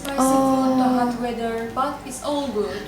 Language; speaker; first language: English; non-native, learner; Turkish